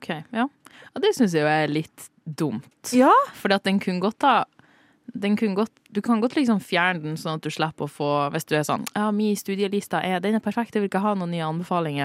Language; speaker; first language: Norwegian; native; Norwegian